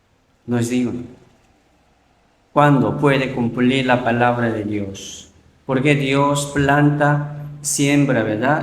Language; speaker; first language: Spanish; non-native, learner; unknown